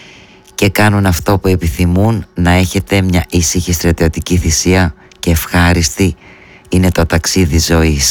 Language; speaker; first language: Greek; native; Greek